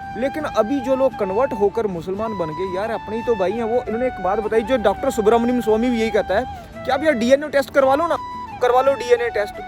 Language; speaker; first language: Hindi; native; Hindi